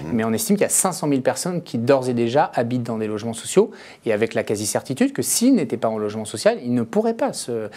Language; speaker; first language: French; native; French